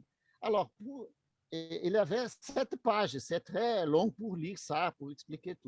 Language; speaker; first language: French; non-native, learner; Portuguese